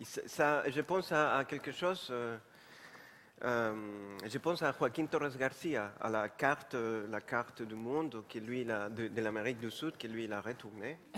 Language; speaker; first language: French; non-native, fluent; Spanish